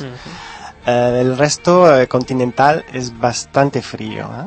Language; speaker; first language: Spanish; early bilingual, heritage; Spanish